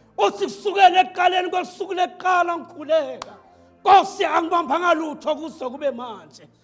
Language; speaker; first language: Zulu; non-native, local second language; Swati